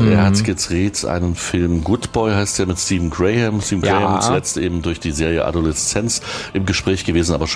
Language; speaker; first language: German; native; German